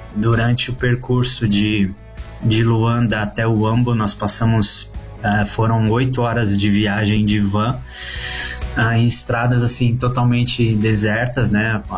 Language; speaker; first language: Portuguese; native; Portuguese